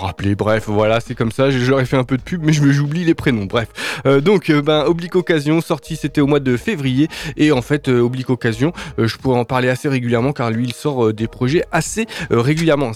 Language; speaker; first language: French; native; French